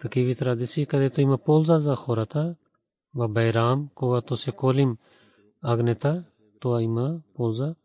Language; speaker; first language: Bulgarian; non-native, learner; Urdu